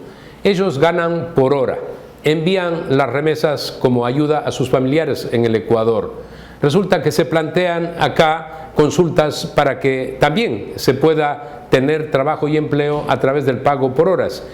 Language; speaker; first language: Spanish; native; Spanish